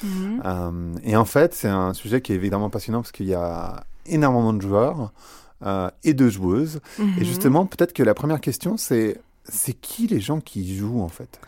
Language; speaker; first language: French; native; French